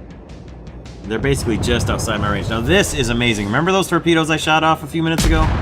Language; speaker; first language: English; native; English